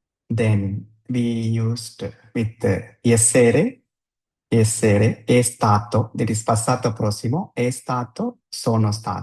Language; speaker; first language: Italian; non-native, fluent; Tamil